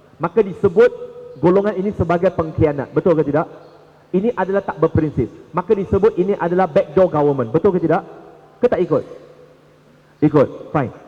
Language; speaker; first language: Malay; non-native, local second language; Chinese